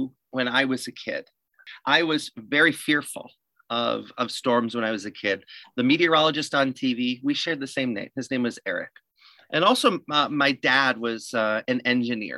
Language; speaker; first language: English; native; English